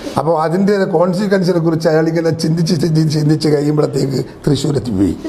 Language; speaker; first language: Malayalam; native; Malayalam